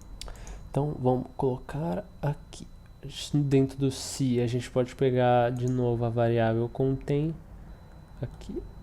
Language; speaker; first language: Portuguese; native; Portuguese